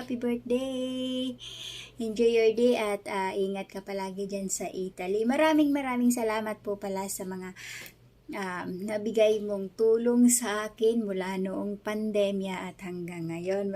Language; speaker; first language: Filipino; non-native, local second language; Masbatenyo